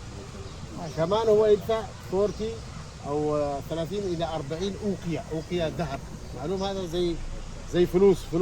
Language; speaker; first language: Arabic; non-native, learner; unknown